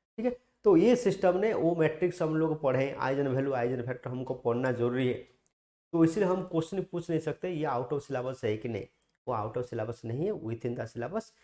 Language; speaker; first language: Hindi; non-native, local second language; Gujarati